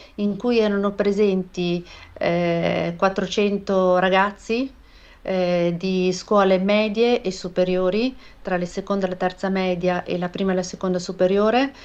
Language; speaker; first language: Italian; native; Italian